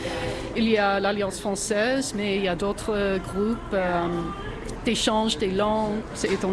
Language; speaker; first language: French; non-native, fluent; English